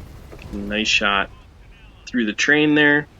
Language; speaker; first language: English; native; English